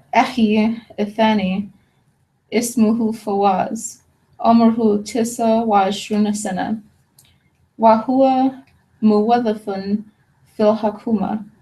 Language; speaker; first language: Arabic; non-native, learner; English